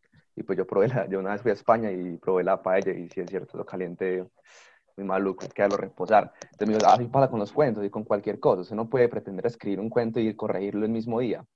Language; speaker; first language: Spanish; native; Spanish